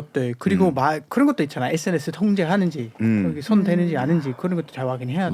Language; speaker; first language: Korean; non-native, fluent; German